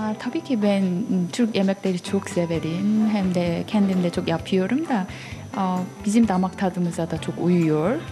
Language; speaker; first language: Turkish; non-native, fluent; Korean